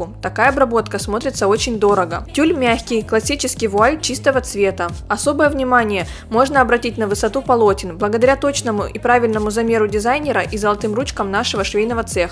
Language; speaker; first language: Russian; native; Russian